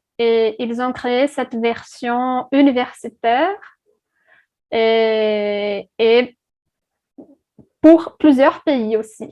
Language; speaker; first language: French; non-native, fluent; Portuguese